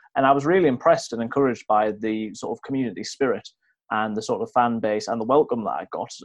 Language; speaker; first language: English; native; English